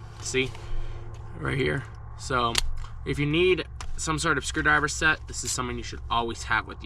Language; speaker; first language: English; native; English